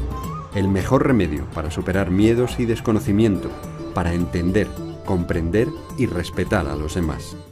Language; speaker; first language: Spanish; native; Spanish